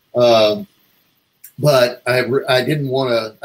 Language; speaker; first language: English; native; English